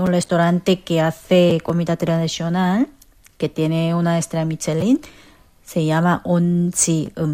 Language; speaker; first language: Spanish; non-native, fluent; Korean